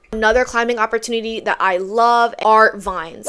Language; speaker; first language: English; native; English